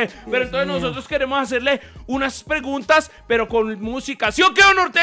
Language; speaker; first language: Spanish; native; Spanish